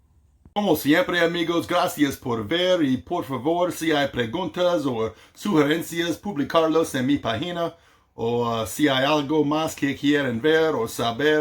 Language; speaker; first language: Spanish; non-native, fluent; English